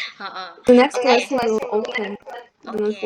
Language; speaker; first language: English; non-native, fluent; Russian